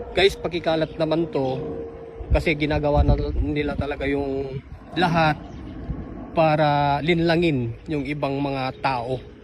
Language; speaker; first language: Filipino; non-native, local second language; Iloko